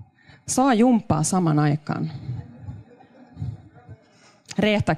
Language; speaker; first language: Finnish; non-native, local second language; Swedish